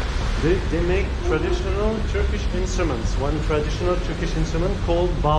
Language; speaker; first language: English; non-native, fluent; French